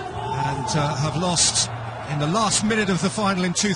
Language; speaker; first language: English; native; English